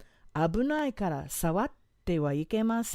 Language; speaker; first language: Japanese; non-native, fluent; English